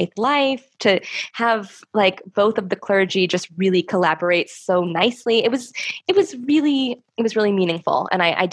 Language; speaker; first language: English; native; English